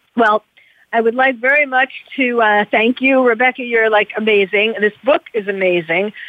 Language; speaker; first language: English; native; English